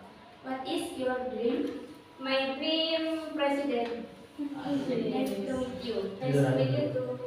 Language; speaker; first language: English; non-native, learner; Indonesian